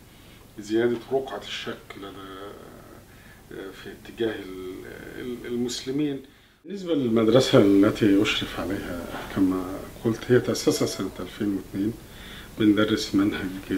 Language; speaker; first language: Arabic; native; Arabic